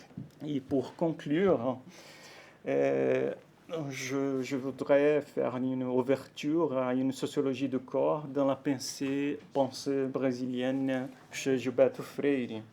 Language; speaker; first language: French; non-native, fluent; Portuguese